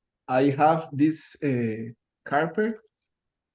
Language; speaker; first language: English; non-native, learner; Spanish